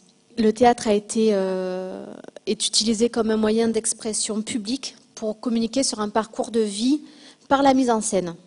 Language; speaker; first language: French; native; French